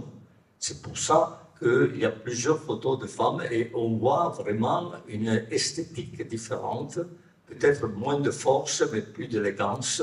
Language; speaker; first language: French; non-native, fluent; Italian